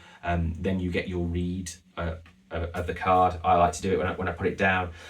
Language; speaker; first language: English; native; English